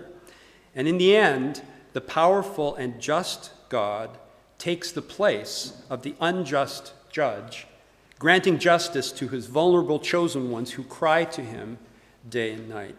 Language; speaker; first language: English; native; English